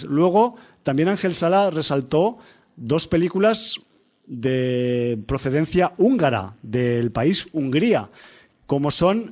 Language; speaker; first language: Spanish; native; Spanish